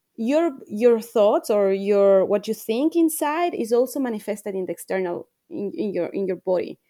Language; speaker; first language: English; non-native, fluent; Spanish